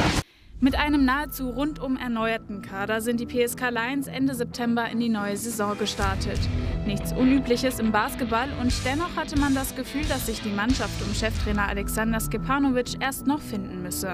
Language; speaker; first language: German; native; German